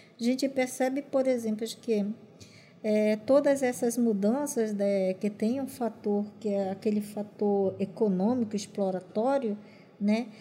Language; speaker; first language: Portuguese; non-native, local second language; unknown